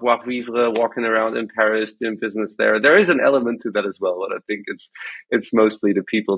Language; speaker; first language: English; non-native, fluent; German